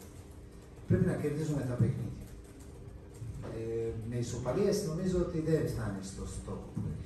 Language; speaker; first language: Greek; non-native, fluent; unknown